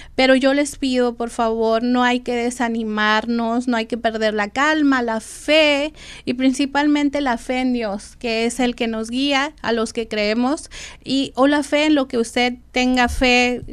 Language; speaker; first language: Spanish; native; Spanish